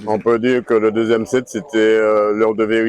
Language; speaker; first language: French; native; French